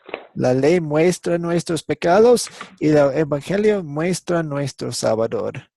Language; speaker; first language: Spanish; non-native, fluent; English